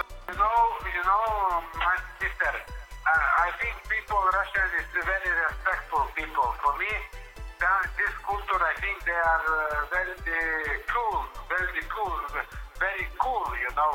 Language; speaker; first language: English; non-native, learner; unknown